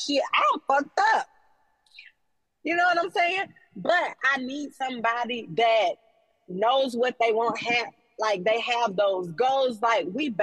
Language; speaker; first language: English; native; English